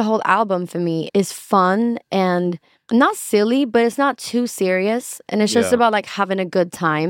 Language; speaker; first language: English; non-native, fluent; Swedish